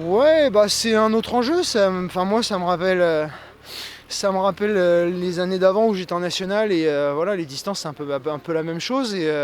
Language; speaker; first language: French; native; French